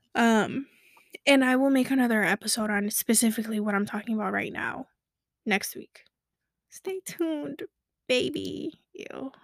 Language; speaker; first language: English; early bilingual, other home language; Kabuverdianu